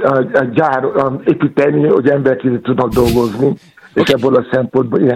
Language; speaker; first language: Hungarian; non-native, fluent; Yoruba